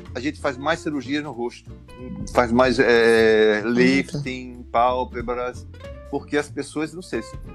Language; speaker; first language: Portuguese; native; Portuguese